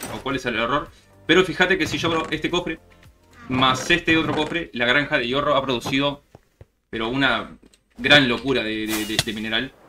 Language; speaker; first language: Spanish; native; Spanish